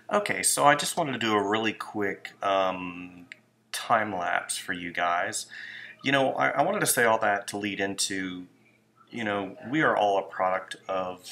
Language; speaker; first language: English; native; English